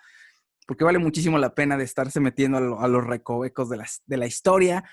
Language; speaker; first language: Spanish; native; Spanish